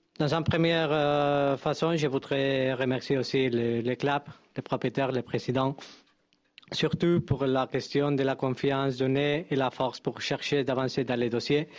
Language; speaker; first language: French; non-native, fluent; Spanish